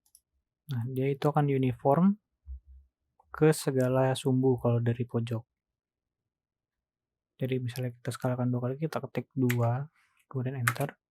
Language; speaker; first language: Indonesian; native; Indonesian